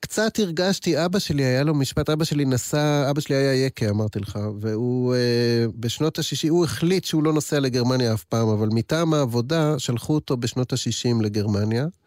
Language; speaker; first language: Hebrew; native; Hebrew